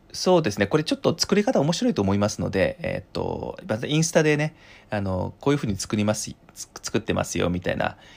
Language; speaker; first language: Japanese; non-native, fluent; Chinese